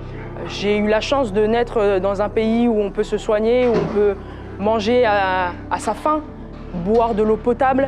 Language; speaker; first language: French; native; French